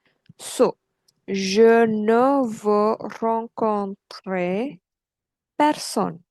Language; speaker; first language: French; non-native, fluent; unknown